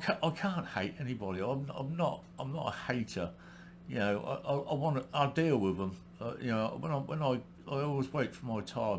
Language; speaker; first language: English; native; English